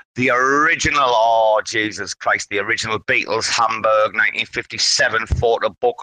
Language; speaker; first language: English; native; English